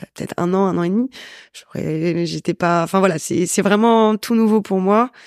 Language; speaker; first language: French; native; French